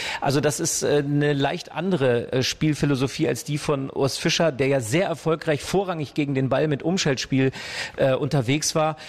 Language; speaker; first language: German; native; German